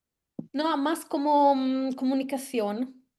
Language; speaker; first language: Spanish; non-native, fluent; Italian